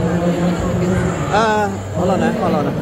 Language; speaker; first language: English; non-native, local second language; Malay